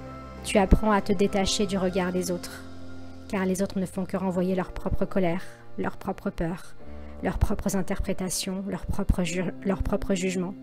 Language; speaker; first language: French; native; French